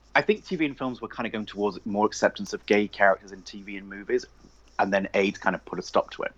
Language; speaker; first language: English; native; English